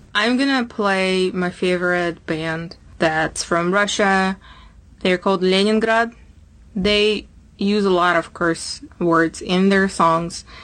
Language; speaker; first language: English; non-native, fluent; Russian